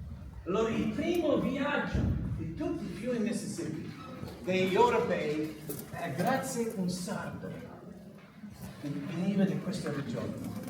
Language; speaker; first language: Italian; non-native, learner; English